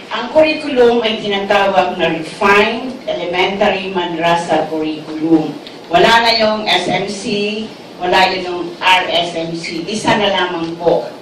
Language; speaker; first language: Filipino; non-native, local second language; Waray